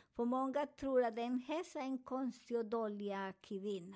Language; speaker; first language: Swedish; non-native, learner; Spanish